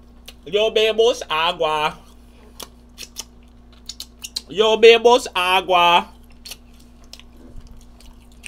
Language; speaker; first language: Spanish; non-native, learner; English